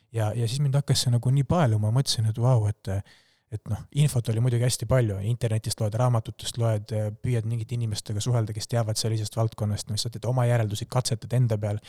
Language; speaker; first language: Estonian; native; Estonian